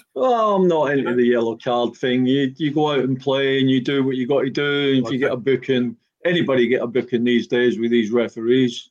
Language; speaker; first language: English; native; English